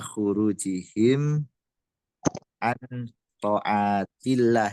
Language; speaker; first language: Arabic; non-native, learner; Indonesian